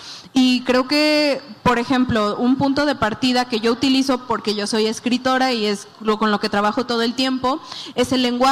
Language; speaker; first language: Spanish; native; Spanish